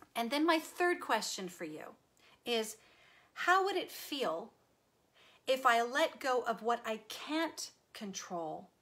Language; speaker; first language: English; native; English